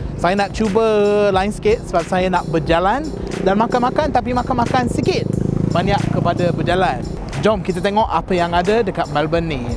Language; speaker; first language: Malay; non-native, fluent; English